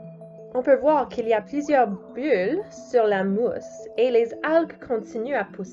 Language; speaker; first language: French; non-native, learner; English